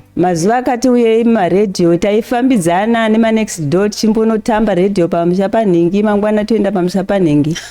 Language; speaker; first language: Shona; early bilingual, heritage; Shona